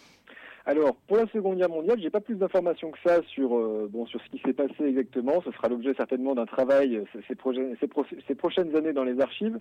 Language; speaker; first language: French; native; French